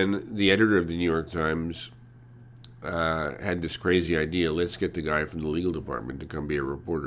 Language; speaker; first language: English; early bilingual, other home language; Hungarian